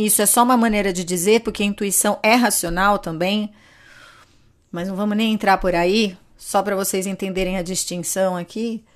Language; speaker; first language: Portuguese; native; Portuguese